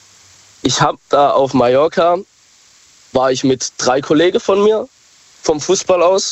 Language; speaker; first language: German; native; German